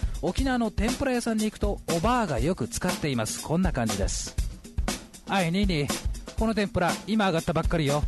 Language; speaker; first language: Japanese; native; Japanese